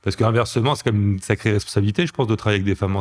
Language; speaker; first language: French; native; French